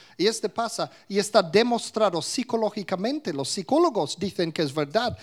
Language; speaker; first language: Spanish; non-native, fluent; English